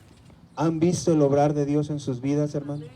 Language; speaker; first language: Spanish; native; Spanish